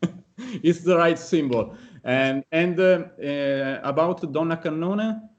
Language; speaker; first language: English; non-native, fluent; Italian